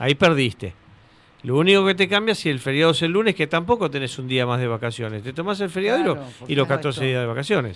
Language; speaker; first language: Spanish; native; Spanish